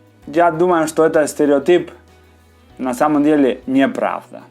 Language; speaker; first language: Russian; non-native, learner; Spanish